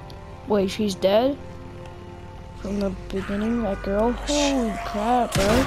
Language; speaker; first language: English; native; English